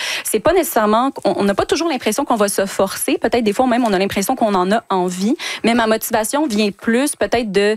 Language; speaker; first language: French; native; French